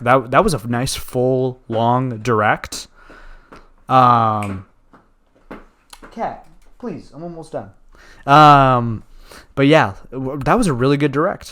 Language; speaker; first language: English; native; English